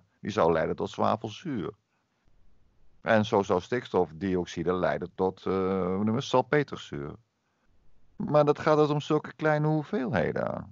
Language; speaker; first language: Dutch; native; Dutch